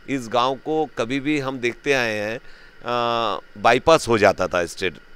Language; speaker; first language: Hindi; native; Hindi